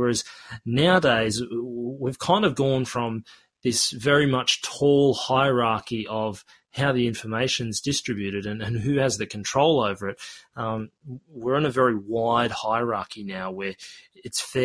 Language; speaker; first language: English; native; English